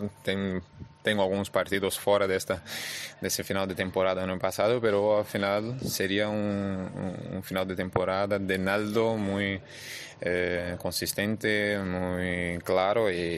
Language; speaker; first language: Spanish; non-native, fluent; Portuguese